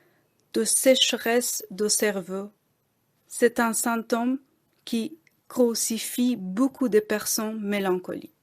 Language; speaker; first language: French; non-native, fluent; Persian